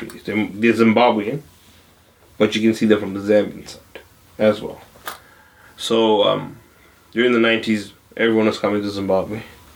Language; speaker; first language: English; non-native, local second language; Shona